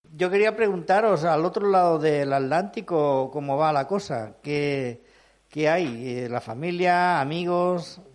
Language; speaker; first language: Spanish; non-native, local second language; Catalan